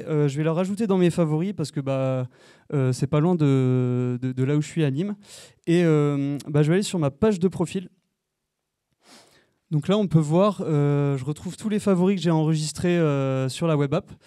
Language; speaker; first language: French; native; French